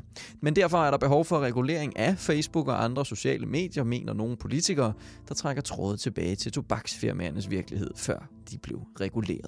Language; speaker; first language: Danish; native; Danish